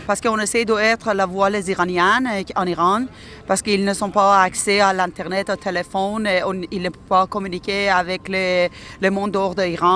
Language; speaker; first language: French; non-native, local second language; Persian